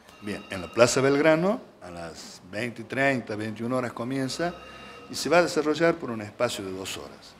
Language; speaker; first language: Spanish; native; Spanish